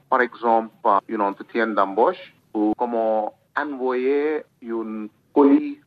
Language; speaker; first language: French; non-native, learner; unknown